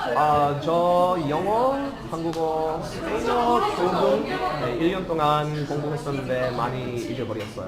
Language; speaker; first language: Korean; non-native, learner; English